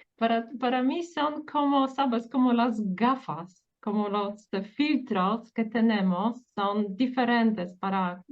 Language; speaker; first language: Spanish; non-native, fluent; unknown